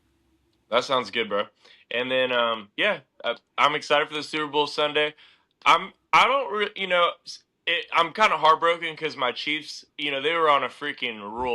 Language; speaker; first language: English; native; English